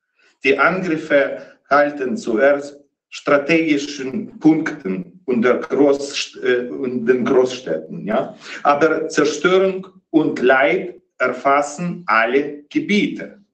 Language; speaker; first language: German; non-native, fluent; Ukrainian